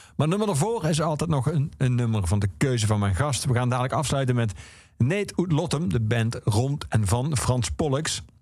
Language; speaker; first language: Dutch; native; Dutch